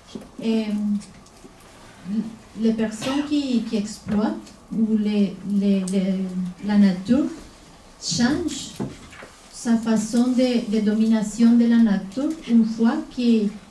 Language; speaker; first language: French; non-native, fluent; Spanish